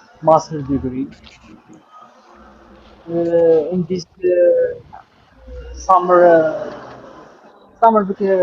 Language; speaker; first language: English; non-native, learner; Arabic